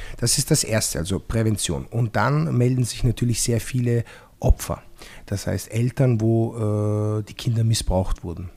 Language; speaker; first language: German; non-native, fluent; Italian